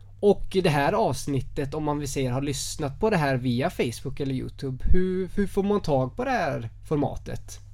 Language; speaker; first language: Swedish; native; Swedish